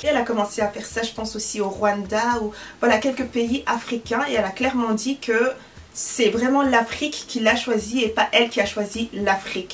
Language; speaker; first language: French; early bilingual, other home language; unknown